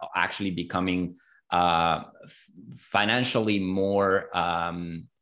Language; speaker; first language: English; non-native, fluent; Spanish